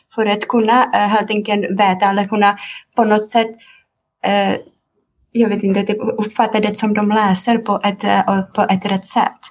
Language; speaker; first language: Swedish; non-native, fluent; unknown